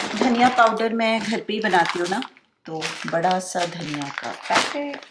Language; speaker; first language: Hindi; non-native, local second language; Bangla